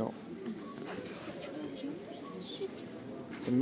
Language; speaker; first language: French; native; French